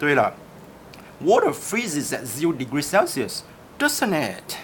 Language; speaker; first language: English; non-native, local second language; Chinese